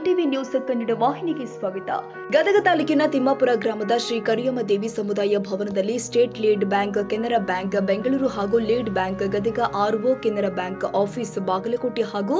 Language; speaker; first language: Kannada; native; Kannada